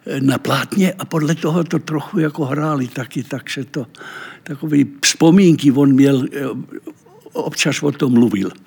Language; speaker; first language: Czech; non-native, fluent; Finnish